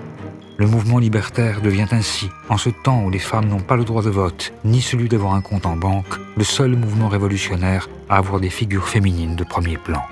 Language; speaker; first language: French; native; French